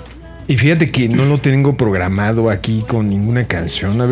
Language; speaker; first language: Spanish; native; Spanish